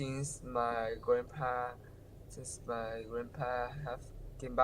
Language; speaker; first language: English; non-native, learner; Vietnamese